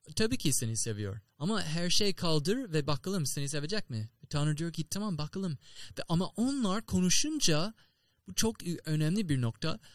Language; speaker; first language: Turkish; non-native, learner; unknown